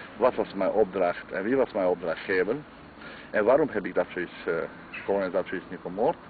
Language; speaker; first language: Dutch; non-native, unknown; Croatian